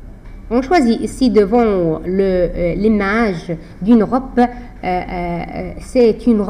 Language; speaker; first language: French; non-native, fluent; Arabic